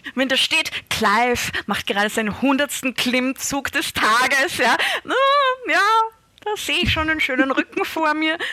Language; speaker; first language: German; native; German